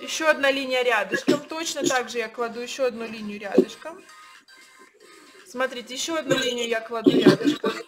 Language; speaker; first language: Russian; native; Russian